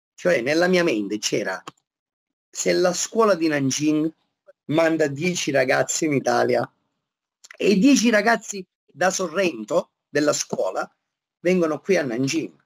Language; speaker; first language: Italian; native; Italian